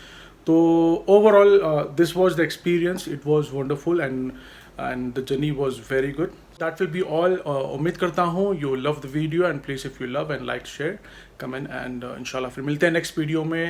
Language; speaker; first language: Hindi; native; Hindi